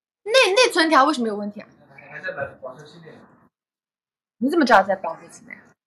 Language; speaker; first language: Chinese; native; Chinese